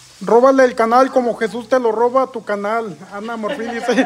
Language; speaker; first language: Spanish; native; Spanish